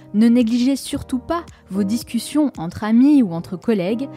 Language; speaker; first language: French; native; French